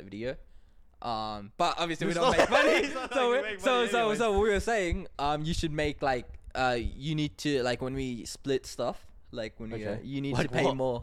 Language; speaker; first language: English; non-native, local second language; Sinhala